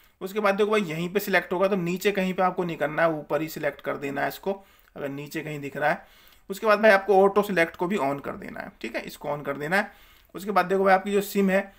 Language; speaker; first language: Hindi; native; Hindi